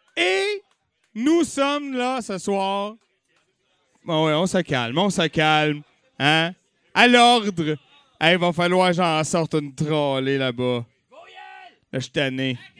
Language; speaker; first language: French; native; French